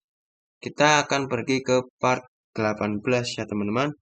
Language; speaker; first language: Indonesian; native; Indonesian